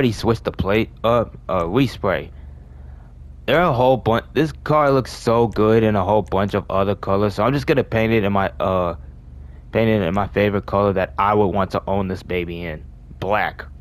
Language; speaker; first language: English; native; English